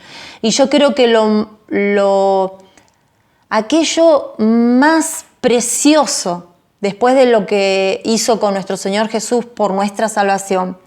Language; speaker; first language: Spanish; native; Spanish